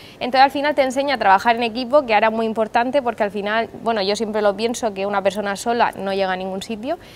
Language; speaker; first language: Spanish; native; Spanish